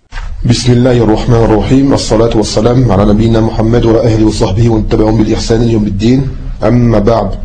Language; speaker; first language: Arabic; non-native, fluent; French